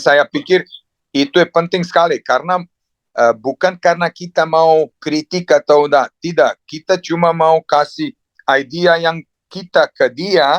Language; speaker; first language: Indonesian; non-native, fluent; Serbian